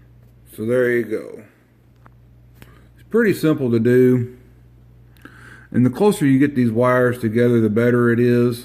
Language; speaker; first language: English; native; English